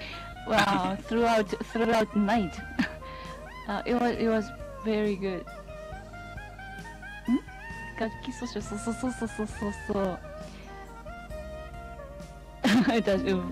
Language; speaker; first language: English; non-native, learner; Japanese